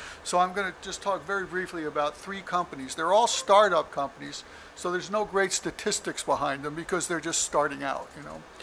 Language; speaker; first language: English; native; English